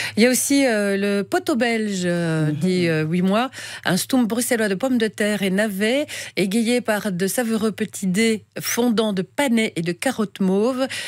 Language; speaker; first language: French; native; French